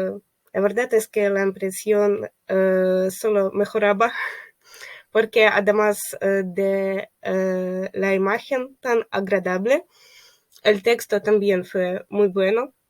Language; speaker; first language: Spanish; non-native, fluent; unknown